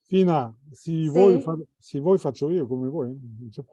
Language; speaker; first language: Italian; non-native, fluent; French